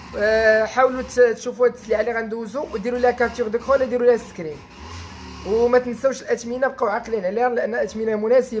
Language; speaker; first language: Arabic; native; Arabic